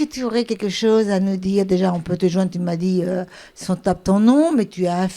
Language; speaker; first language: French; native; French